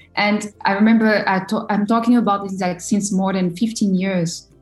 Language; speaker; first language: English; non-native, fluent; French